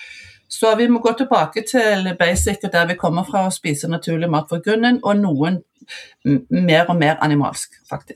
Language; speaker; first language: Norwegian; native; Norwegian